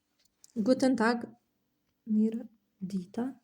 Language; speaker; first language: German; non-native, fluent; Albanian